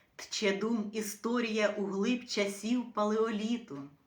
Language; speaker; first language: Ukrainian; native; Ukrainian